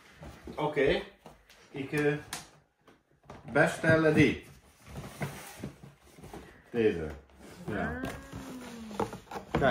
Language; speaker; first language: Dutch; non-native, learner; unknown